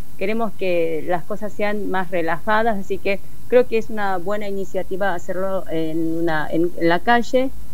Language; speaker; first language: Spanish; early bilingual, other home language; Korean